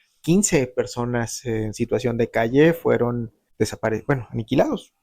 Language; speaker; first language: Spanish; native; Spanish